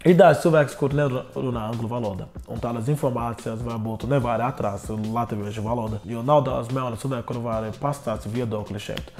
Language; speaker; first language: Latvian; non-native, learner; Portuguese